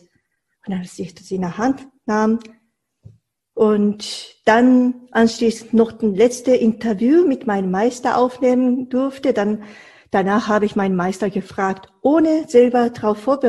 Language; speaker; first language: German; non-native, fluent; Japanese